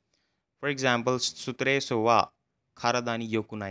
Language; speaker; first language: Japanese; non-native, fluent; Hindi